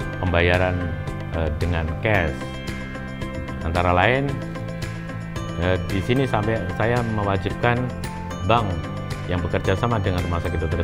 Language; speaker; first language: Indonesian; non-native, local second language; Javanese